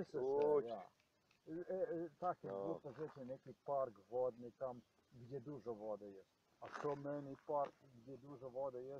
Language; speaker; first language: Polish; non-native, learner; Croatian